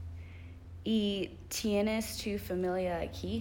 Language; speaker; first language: Spanish; non-native, learner; English